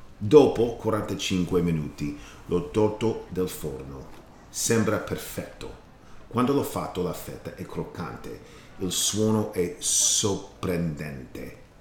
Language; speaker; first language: Italian; non-native, learner; English